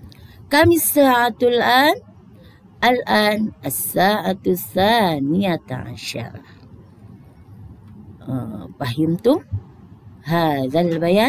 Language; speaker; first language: Arabic; non-native, fluent; Indonesian